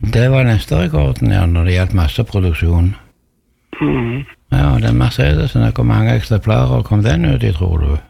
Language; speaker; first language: Norwegian; native; Norwegian